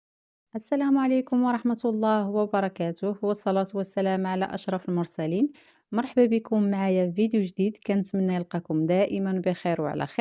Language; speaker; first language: Arabic; native; Arabic